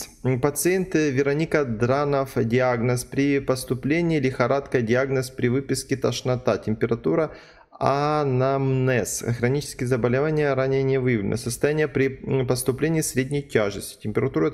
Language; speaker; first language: Russian; native; Russian